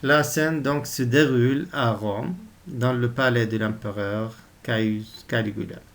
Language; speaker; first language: French; non-native, local second language; Arabic